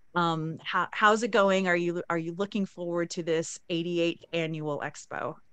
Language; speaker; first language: English; native; English